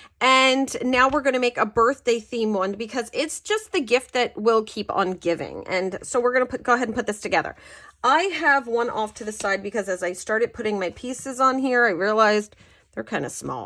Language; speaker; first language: English; native; English